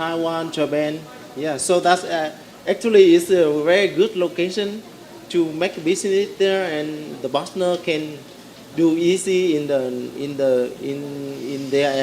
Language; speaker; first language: English; non-native, learner; Vietnamese